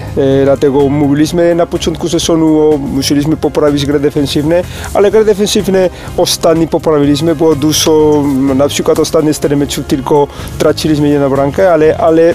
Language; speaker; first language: Polish; non-native, learner; Spanish